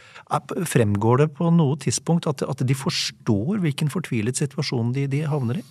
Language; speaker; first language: Norwegian; native; Norwegian